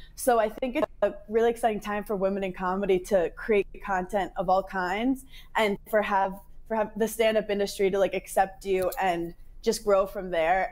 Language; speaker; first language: English; native; English